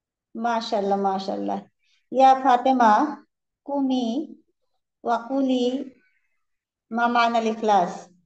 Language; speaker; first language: Arabic; non-native, learner; Bangla